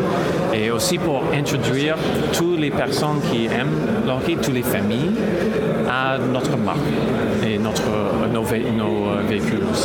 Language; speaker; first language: French; non-native, local second language; English